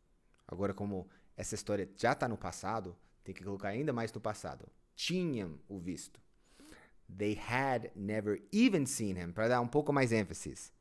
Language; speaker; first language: Portuguese; non-native, fluent; English